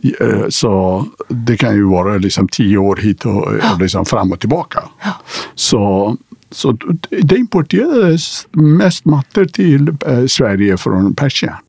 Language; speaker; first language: Swedish; non-native, fluent; Persian